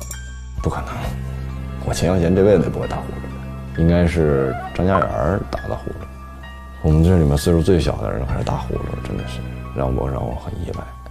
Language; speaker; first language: Chinese; native; Chinese